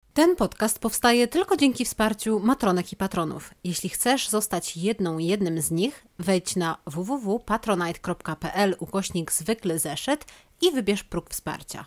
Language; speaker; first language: Polish; native; Polish